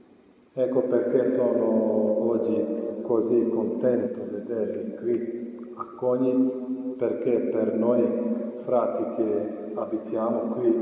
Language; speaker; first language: Italian; non-native, fluent; Croatian